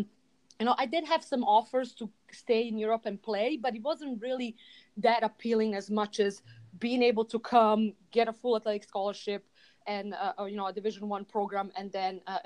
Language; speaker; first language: English; non-native, fluent; Serbian